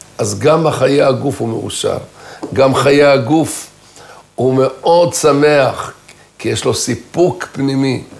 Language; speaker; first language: Hebrew; native; Hebrew